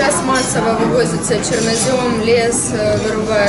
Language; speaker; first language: Russian; native; Russian